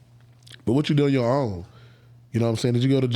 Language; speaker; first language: English; native; English